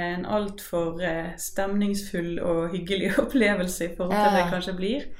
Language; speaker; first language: Norwegian; native; Norwegian